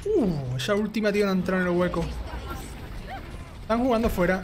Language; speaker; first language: Spanish; native; Spanish